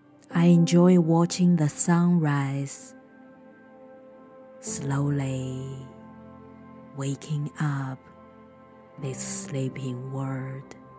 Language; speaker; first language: English; non-native, fluent; Chinese